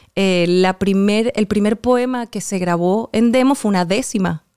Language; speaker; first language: Spanish; native; Spanish